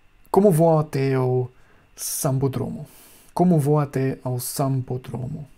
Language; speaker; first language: Portuguese; non-native, fluent; German